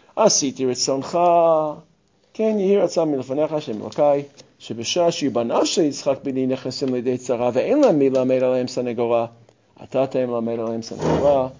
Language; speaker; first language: Hebrew; non-native, fluent; English